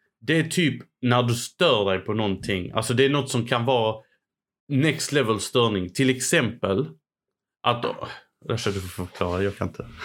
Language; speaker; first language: Swedish; early bilingual, other home language; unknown